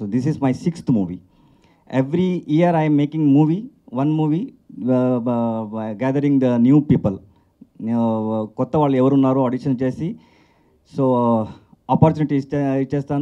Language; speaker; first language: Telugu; non-native, learner; Kannada